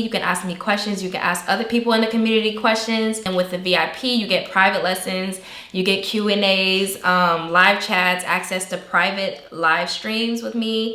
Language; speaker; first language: English; native; English